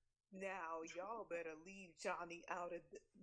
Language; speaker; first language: English; native; English